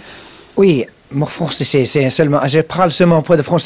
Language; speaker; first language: French; non-native, learner; English